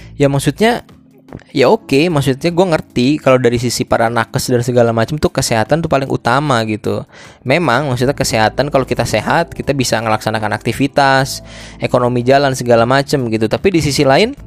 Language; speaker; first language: Indonesian; native; Indonesian